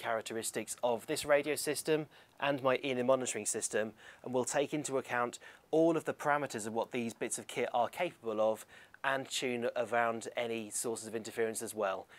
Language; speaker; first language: English; native; English